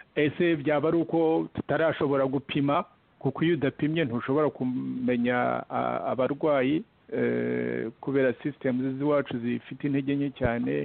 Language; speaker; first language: Kinyarwanda; early bilingual, heritage; Kinyarwanda